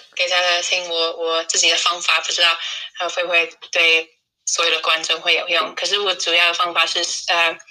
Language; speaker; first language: Chinese; non-native, fluent; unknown